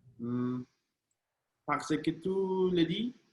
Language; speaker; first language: French; non-native, learner; Spanish